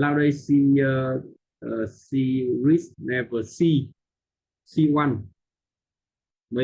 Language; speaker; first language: English; non-native, learner; Vietnamese